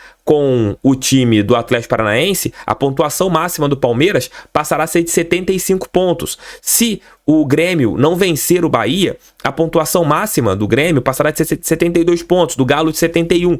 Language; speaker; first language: Portuguese; native; Portuguese